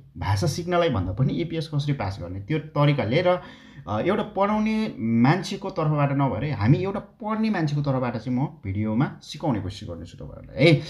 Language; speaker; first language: Nepali; native; Nepali